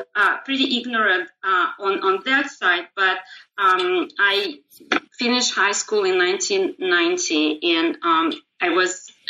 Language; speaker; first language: English; non-native, fluent; Russian